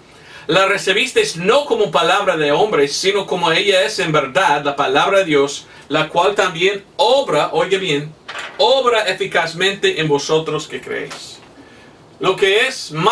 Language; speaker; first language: Spanish; non-native, fluent; English